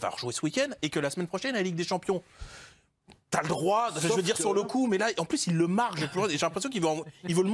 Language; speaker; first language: French; native; French